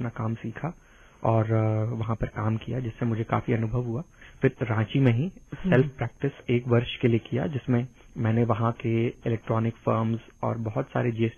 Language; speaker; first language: Hindi; native; Hindi